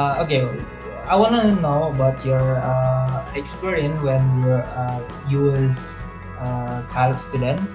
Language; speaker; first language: English; non-native, learner; Indonesian